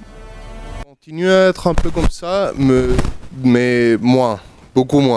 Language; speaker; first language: French; non-native, fluent; Spanish